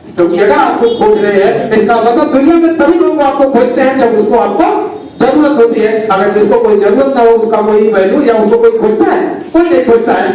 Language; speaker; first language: Hindi; native; Hindi